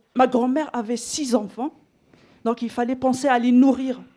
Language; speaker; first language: French; non-native, local second language; Kabyle